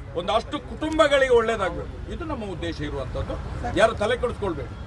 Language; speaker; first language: Kannada; non-native, local second language; Tulu